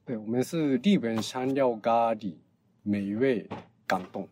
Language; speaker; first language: Chinese; non-native, learner; Japanese